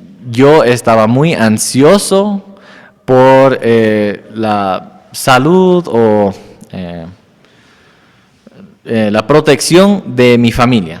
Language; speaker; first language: Spanish; non-native, fluent; English